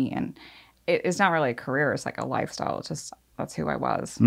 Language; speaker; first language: English; native; English